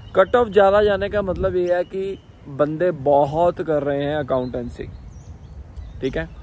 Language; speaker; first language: Hindi; native; Hindi